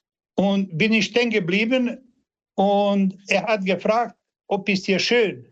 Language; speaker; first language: German; non-native, learner; Serbian